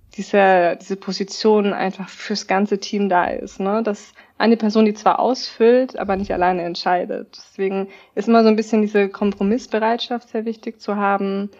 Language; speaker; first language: German; native; German